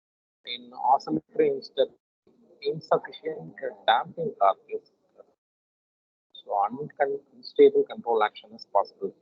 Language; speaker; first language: English; non-native, local second language; Tamil